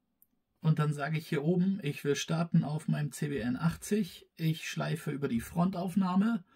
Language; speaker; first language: German; native; German